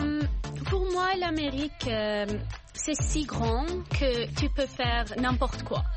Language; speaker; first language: French; non-native, learner; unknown